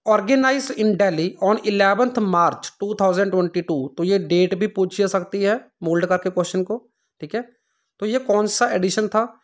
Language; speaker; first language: Hindi; non-native, local second language; Punjabi